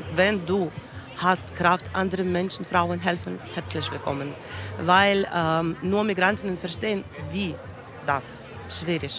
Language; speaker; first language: German; non-native, learner; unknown